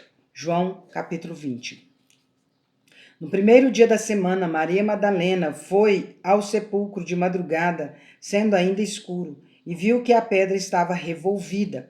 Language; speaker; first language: Portuguese; native; Portuguese